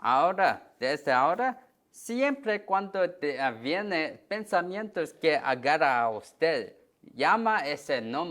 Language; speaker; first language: Spanish; non-native, learner; Korean